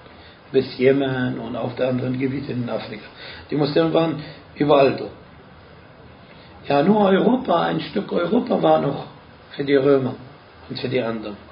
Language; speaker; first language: German; non-native, fluent; Arabic